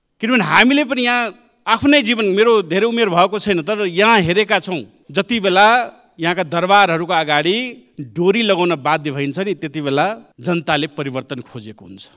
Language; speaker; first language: Nepali; native; Nepali